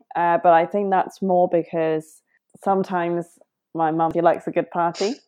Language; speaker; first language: English; non-native, local second language; Cantonese